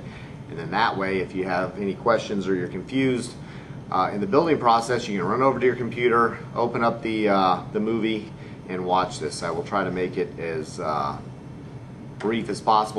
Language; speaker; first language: English; native; English